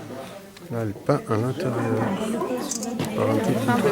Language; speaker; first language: French; native; French